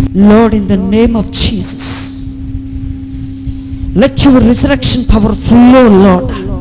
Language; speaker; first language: English; non-native, local second language; Telugu